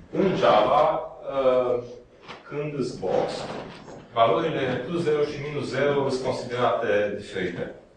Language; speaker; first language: Romanian; non-native, local second language; Hungarian